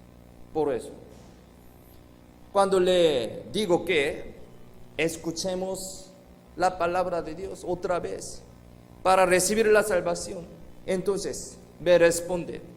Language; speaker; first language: Spanish; non-native, fluent; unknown